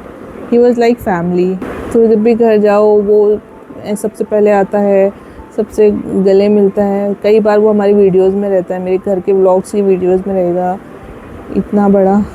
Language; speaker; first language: Hindi; native; Hindi